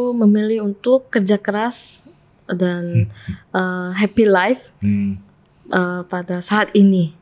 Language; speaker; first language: Indonesian; non-native, fluent; Korean